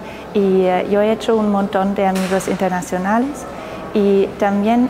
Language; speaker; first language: Spanish; non-native, fluent; German